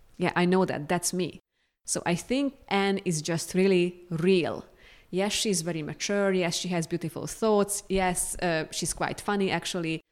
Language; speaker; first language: English; non-native, fluent; Hungarian